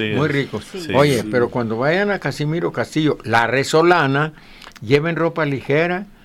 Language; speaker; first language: Spanish; native; Spanish